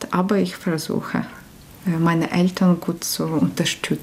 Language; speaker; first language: German; non-native, learner; Ukrainian